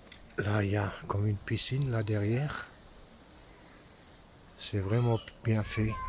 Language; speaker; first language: French; non-native, fluent; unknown